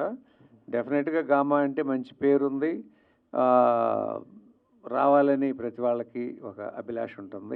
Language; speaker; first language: Telugu; native; Telugu